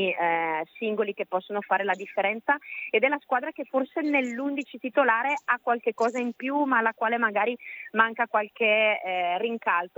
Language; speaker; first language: Italian; native; Italian